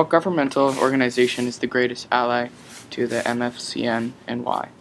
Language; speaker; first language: English; native; English